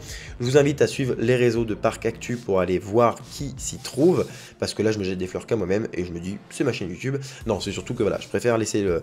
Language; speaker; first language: French; native; French